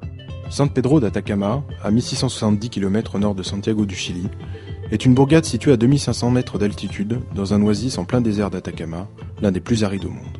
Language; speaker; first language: French; native; French